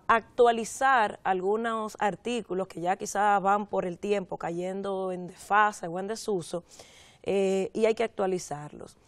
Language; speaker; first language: Spanish; native; Spanish